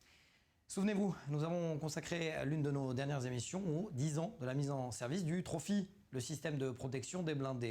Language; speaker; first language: French; native; French